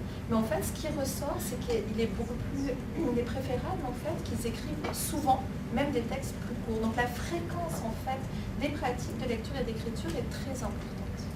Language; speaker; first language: French; native; French